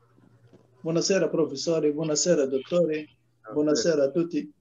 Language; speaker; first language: Italian; non-native, learner; Arabic